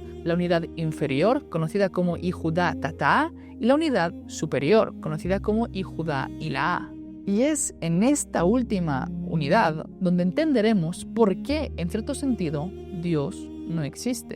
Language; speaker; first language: Spanish; native; Spanish